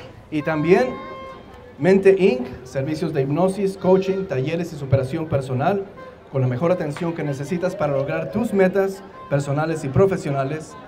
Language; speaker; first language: Spanish; native; Spanish